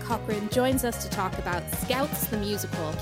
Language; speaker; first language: English; native; English